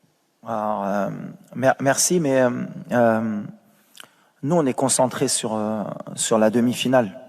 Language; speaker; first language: French; native; French